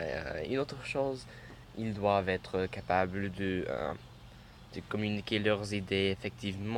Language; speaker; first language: French; non-native, learner; English